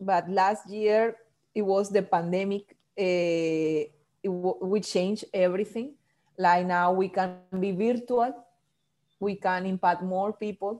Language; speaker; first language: English; non-native, fluent; Spanish